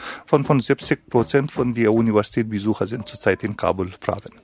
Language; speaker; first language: German; non-native, fluent; Pashto